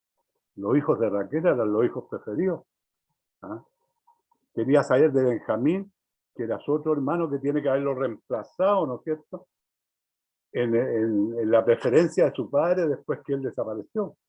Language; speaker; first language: Spanish; native; Spanish